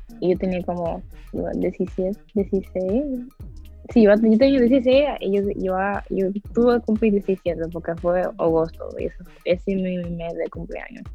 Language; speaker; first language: Spanish; early bilingual, heritage; English